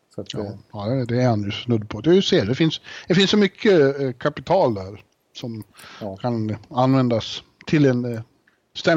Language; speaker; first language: Swedish; native; Swedish